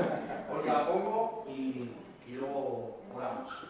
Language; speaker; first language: Spanish; native; Spanish